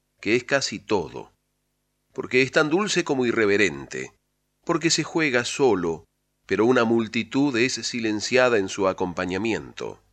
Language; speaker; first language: Spanish; native; Spanish